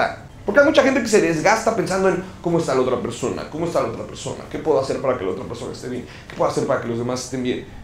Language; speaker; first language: Spanish; native; Spanish